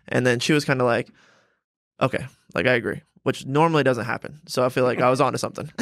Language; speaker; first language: English; native; English